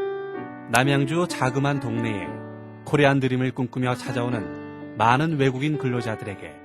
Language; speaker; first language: Korean; native; Korean